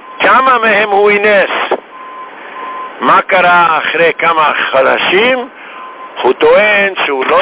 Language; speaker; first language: Hebrew; non-native, fluent; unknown